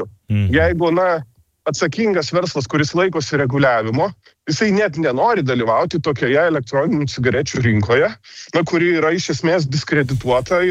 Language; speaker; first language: Lithuanian; native; Lithuanian